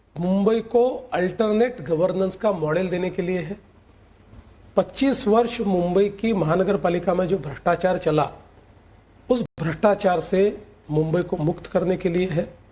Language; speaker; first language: Hindi; non-native, local second language; Marathi